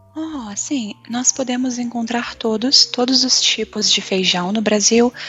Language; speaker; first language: Portuguese; native; Portuguese